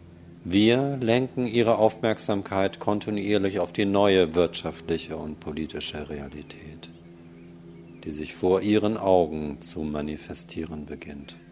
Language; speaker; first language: German; native; German